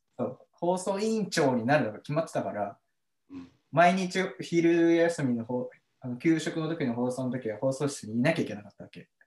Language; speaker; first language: Japanese; native; Japanese